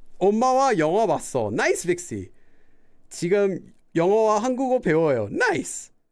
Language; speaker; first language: Korean; non-native, fluent; English